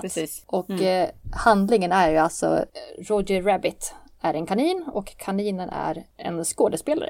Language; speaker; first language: Swedish; native; Swedish